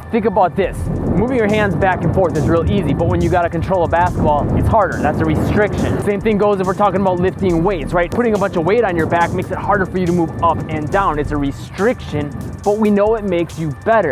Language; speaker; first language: English; native; English